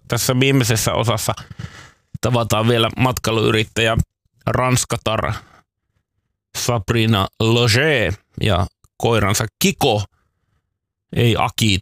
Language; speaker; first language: Finnish; native; Finnish